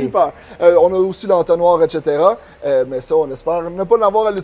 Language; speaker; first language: French; native; French